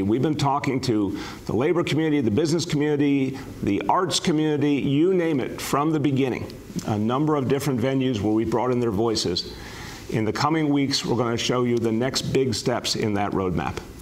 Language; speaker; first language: English; native; English